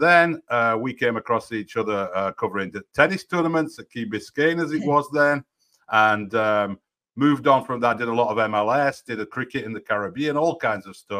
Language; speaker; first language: English; native; English